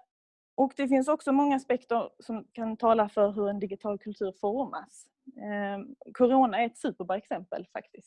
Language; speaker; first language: Swedish; native; Swedish